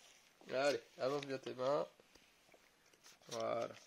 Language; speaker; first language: French; native; French